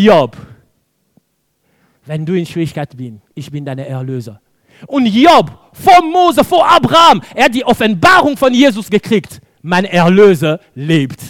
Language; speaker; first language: German; non-native, fluent; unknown